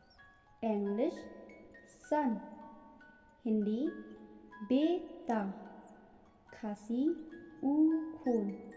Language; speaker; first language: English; non-native, local second language; Khasi